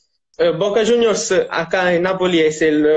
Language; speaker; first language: Spanish; non-native, learner; Italian